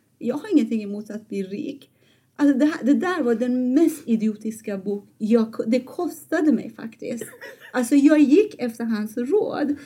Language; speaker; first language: Swedish; non-native, fluent; Persian